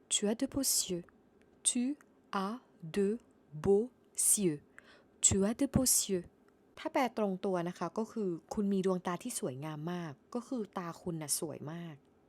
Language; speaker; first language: Thai; native; Thai